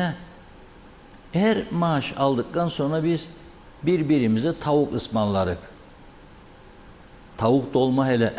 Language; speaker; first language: Turkish; native; Turkish